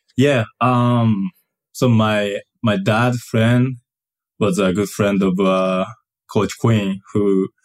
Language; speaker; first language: English; non-native, fluent; Japanese